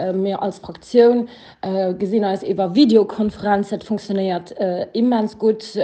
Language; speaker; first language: Luxembourgish; early bilingual, other home language; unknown